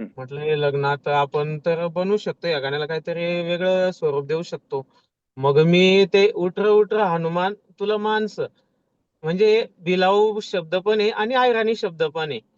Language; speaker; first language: Marathi; native; Marathi